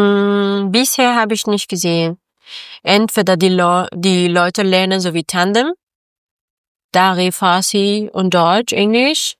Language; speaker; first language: German; non-native, learner; Persian